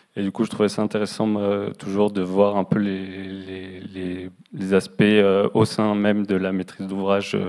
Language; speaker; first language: French; native; French